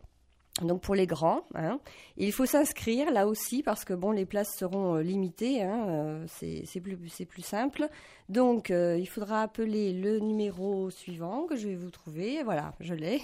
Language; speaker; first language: French; native; French